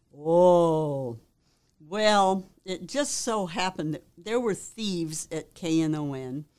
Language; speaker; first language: English; native; English